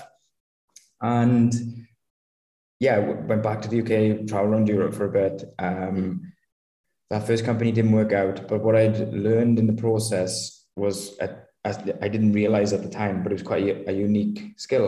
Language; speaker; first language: English; native; English